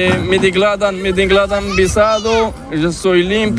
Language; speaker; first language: Spanish; non-native, learner; Arabic